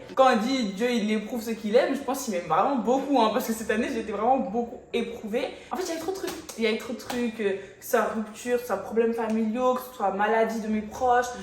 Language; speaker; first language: French; native; French